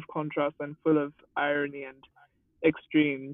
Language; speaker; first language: English; non-native, local second language; Yoruba